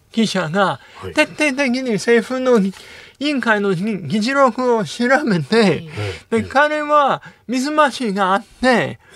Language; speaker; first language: Japanese; non-native, fluent; English